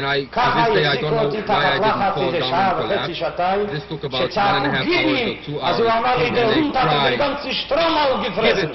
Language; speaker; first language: Hebrew; non-native, fluent; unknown